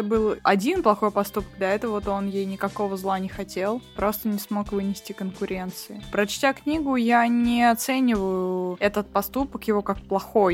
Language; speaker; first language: Russian; native; Russian